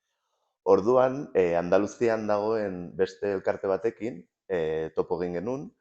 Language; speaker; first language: Basque; non-native, local second language; Spanish